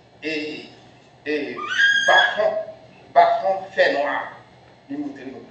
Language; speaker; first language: French; non-native, local second language; Haitian Creole